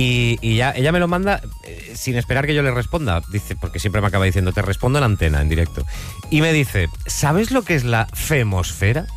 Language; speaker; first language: Spanish; native; Spanish